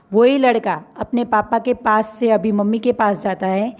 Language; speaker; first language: Hindi; non-native, local second language; Gujarati